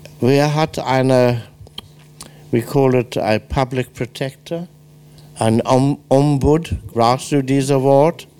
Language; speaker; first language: German; non-native, fluent; English